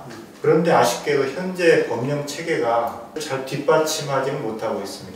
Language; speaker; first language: Korean; native; Korean